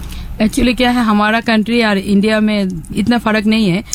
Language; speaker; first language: Hindi; non-native, learner; Bangla